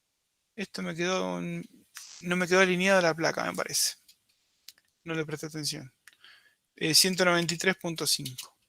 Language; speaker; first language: Spanish; native; Spanish